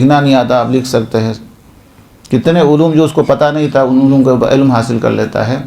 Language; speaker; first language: Urdu; non-native, local second language; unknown